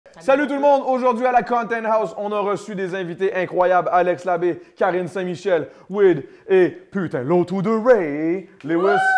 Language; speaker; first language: French; native; French